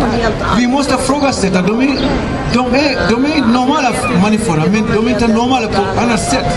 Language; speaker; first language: Swedish; non-native, fluent; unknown